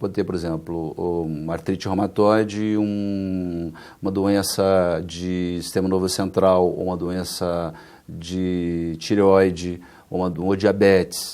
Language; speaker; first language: Portuguese; native; Portuguese